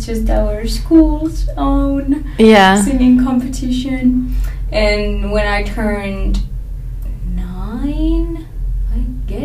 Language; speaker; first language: English; non-native, fluent; Finnish